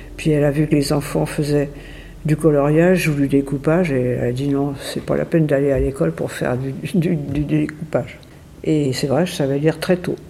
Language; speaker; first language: French; native; French